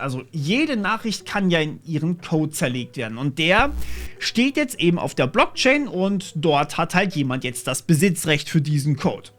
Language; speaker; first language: German; native; German